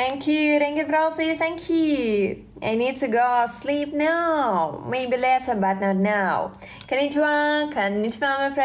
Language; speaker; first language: English; non-native, learner; Russian